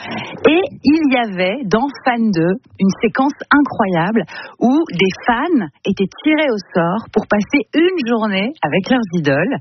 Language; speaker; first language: French; native; French